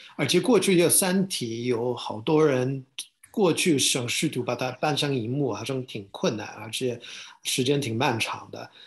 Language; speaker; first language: Chinese; non-native, fluent; English